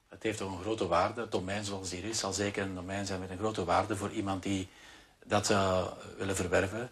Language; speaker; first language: Dutch; native; Dutch